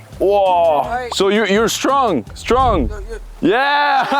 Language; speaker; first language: English; non-native, learner; French